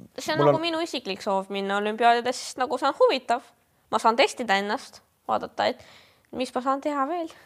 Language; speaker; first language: Estonian; non-native, local second language; Russian